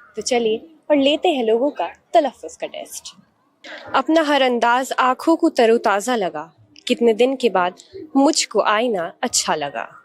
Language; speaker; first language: Urdu; native; Urdu